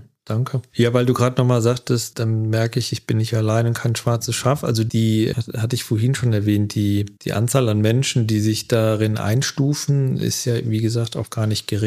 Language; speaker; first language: German; native; German